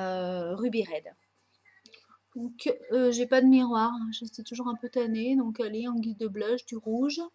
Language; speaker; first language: French; native; French